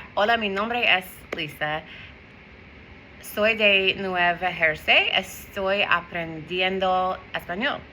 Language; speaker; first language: Spanish; non-native, learner; English